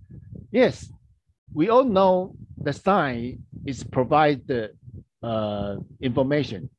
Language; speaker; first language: English; non-native, learner; Chinese